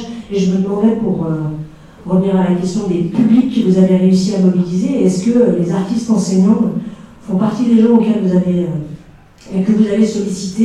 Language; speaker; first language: French; native; French